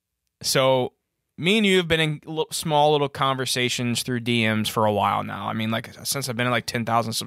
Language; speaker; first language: English; native; English